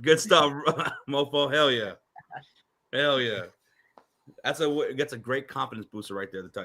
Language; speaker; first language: English; native; English